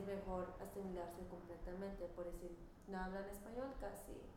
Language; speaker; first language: Spanish; early bilingual, heritage; Spanish